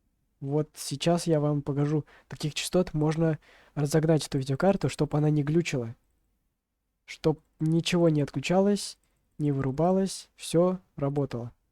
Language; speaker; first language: Russian; native; Russian